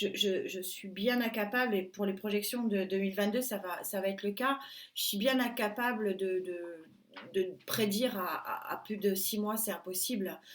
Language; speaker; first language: French; native; French